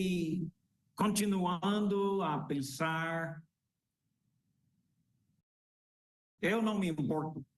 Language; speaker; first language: Portuguese; non-native, fluent; English